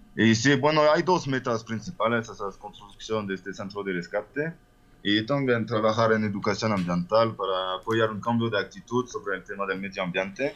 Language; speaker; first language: Spanish; non-native, fluent; French